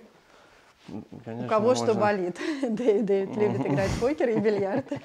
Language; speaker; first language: Russian; native; Russian